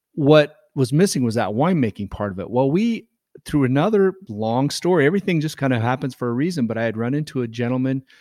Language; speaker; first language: English; native; English